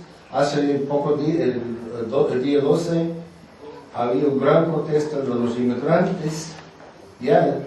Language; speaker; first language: Spanish; non-native, fluent; English